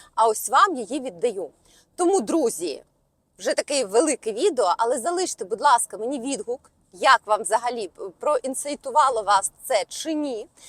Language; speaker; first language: Ukrainian; non-native, local second language; Russian